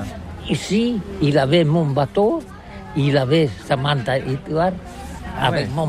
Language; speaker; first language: French; non-native, learner; Catalan